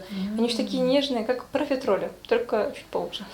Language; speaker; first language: Russian; native; Russian